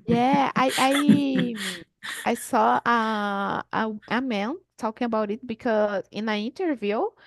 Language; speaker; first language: English; non-native, learner; Portuguese